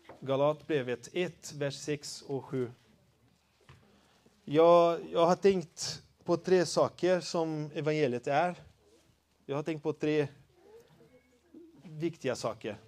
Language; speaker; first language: Swedish; non-native, fluent; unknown